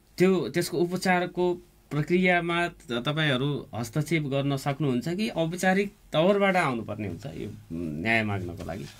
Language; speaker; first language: Nepali; native; Nepali